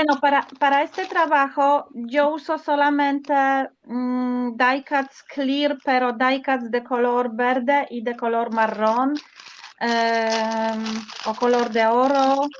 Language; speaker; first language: Spanish; non-native, learner; Polish